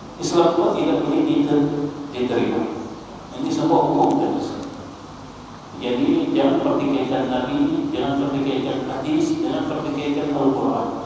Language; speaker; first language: Malay; native; Malay